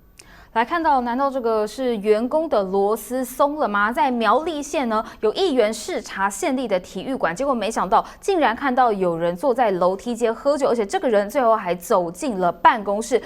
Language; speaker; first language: Chinese; native; Chinese